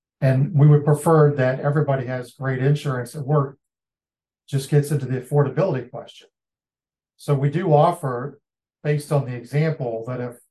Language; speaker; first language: English; native; English